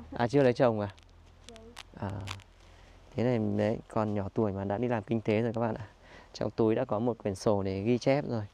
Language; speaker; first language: Vietnamese; native; Vietnamese